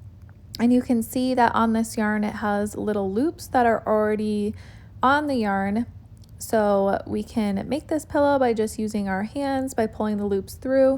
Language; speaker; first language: English; native; English